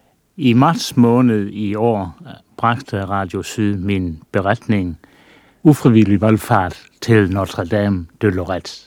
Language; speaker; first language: Danish; native; Danish